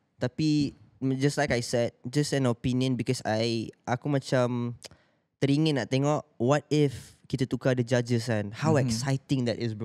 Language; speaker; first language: English; non-native, local second language; Malay